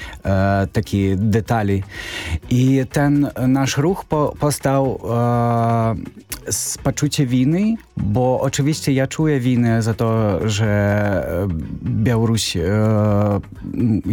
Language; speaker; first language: Polish; non-native, learner; Belarusian